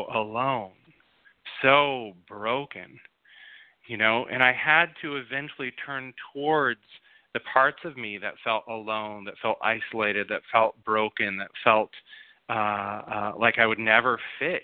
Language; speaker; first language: English; native; English